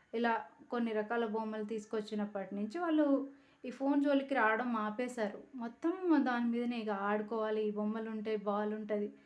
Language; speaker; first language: Telugu; native; Telugu